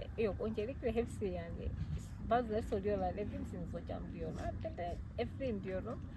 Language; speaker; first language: Turkish; non-native, fluent; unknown